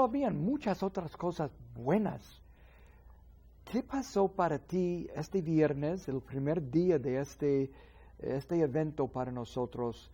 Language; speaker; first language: Spanish; non-native, fluent; English